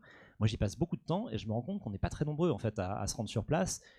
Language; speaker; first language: French; native; French